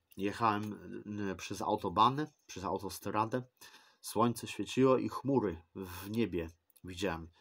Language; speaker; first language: Polish; early bilingual, heritage; Polish